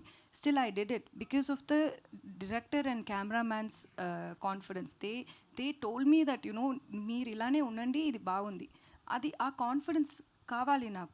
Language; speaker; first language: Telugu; non-native, local second language; Tamil